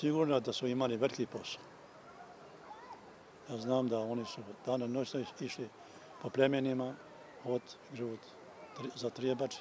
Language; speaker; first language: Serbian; non-native, local second language; Albanian